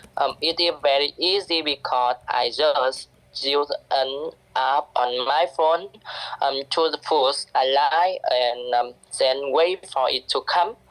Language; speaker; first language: English; non-native, learner; Vietnamese